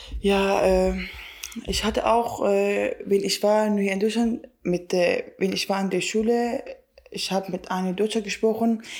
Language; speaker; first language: German; non-native, learner; Kurdish